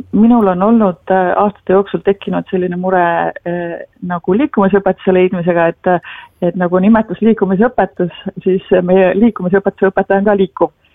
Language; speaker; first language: Estonian; native; Estonian